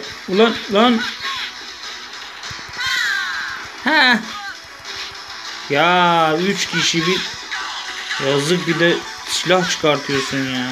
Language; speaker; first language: Turkish; native; Turkish